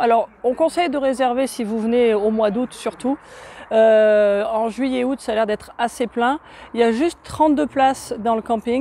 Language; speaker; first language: French; native; French